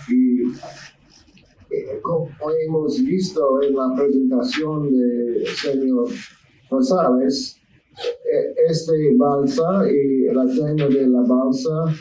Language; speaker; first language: Spanish; non-native, learner; English